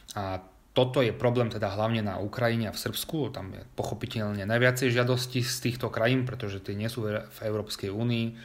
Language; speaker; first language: Slovak; early bilingual, heritage; Slovak